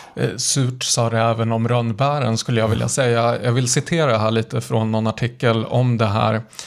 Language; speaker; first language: Swedish; native; Swedish